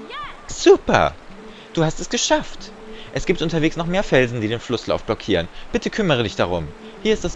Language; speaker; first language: German; native; German